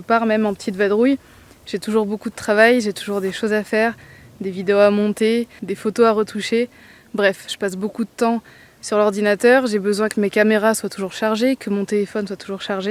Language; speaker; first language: French; native; French